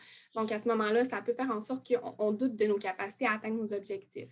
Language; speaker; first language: French; native; French